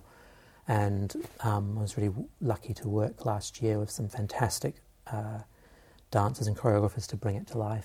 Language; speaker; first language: English; native; English